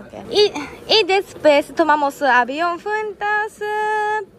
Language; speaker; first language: Spanish; non-native, fluent; Japanese